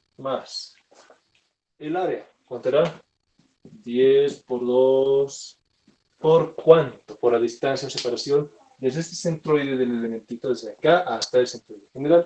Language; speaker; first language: Spanish; native; Spanish